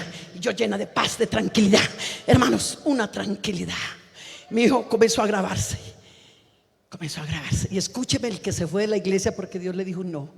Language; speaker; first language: Spanish; native; Spanish